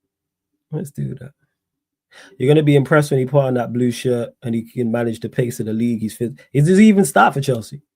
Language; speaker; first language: English; native; English